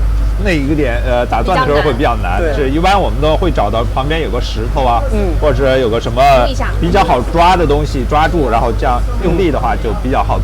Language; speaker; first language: Chinese; native; Chinese